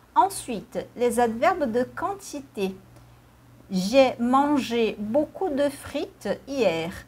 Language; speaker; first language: French; non-native, fluent; Portuguese